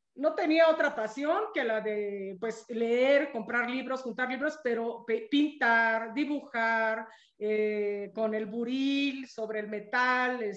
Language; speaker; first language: Spanish; non-native, local second language; Zapotec